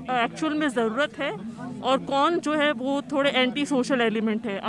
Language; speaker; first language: Hindi; native; Hindi